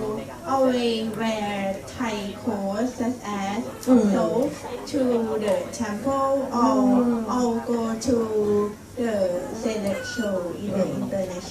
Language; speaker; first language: English; non-native, learner; Thai